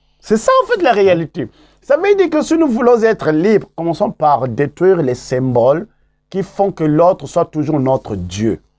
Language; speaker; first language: French; non-native, local second language; Kongo